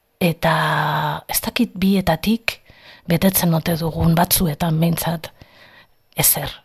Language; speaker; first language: Basque; non-native, local second language; Spanish